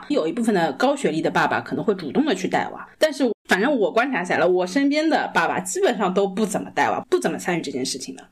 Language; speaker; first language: Chinese; native; Chinese